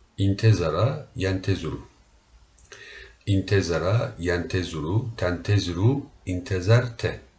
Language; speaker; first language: Arabic; non-native, learner; Turkish